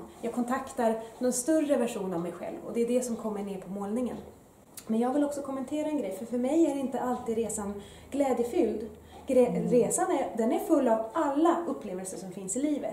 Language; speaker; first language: Swedish; early bilingual, other home language; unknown